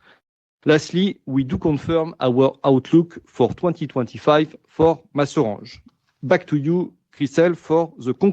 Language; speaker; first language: English; non-native, fluent; French